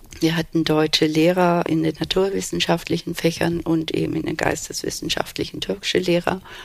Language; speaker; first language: German; early bilingual, other home language; Turkish